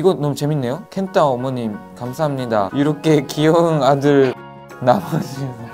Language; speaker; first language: Korean; non-native, fluent; Japanese